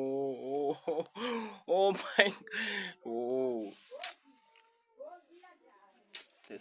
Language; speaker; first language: English; non-native, learner; Rundi